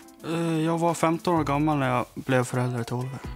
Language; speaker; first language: Swedish; native; Swedish